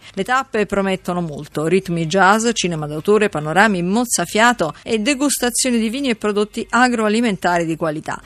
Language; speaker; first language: Italian; native; Italian